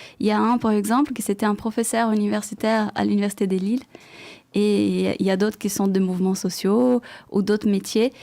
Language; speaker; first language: French; non-native, fluent; Portuguese